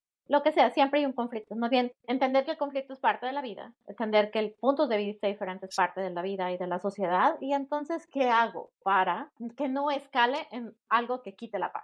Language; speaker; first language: Spanish; native; Spanish